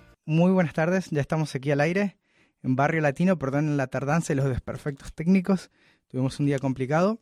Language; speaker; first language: Spanish; native; Spanish